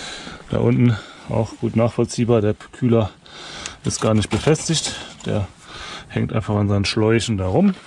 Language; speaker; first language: German; native; German